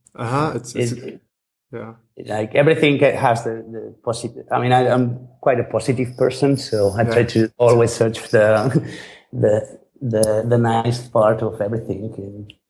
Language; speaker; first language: English; non-native, fluent; Spanish